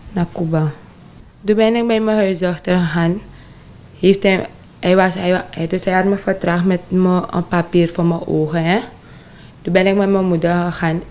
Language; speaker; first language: Dutch; non-native, local second language; Sranan Tongo